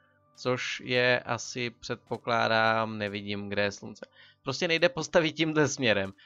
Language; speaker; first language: Czech; native; Czech